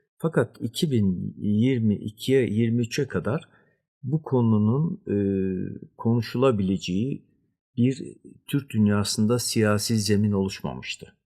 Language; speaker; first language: Turkish; native; Turkish